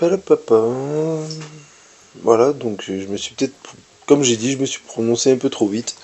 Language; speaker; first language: French; native; French